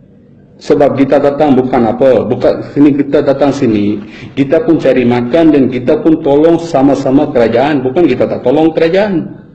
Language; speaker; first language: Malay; non-native, fluent; Bangla